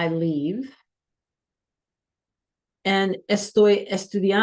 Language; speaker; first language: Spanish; non-native, fluent; English